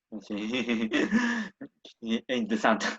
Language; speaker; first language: Portuguese; non-native, learner; Japanese